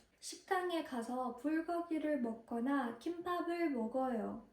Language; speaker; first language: Korean; non-native, fluent; Ukrainian